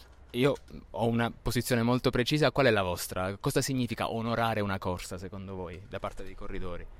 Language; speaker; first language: Italian; native; Italian